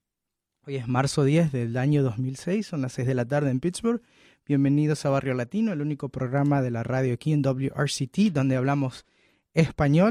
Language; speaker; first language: Spanish; native; Spanish